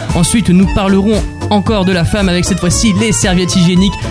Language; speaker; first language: French; native; French